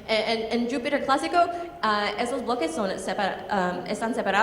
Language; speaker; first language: Spanish; non-native, learner; English